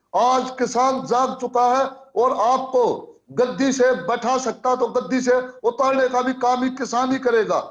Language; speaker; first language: Hindi; native; Hindi